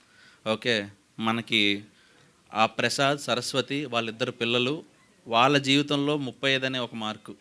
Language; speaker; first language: Telugu; native; Telugu